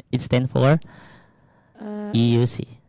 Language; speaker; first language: English; non-native, learner; Indonesian